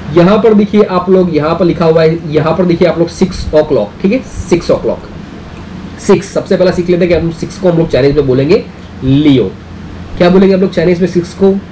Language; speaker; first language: Hindi; native; Hindi